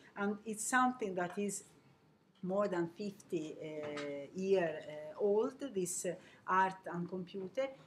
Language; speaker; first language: English; non-native, fluent; Italian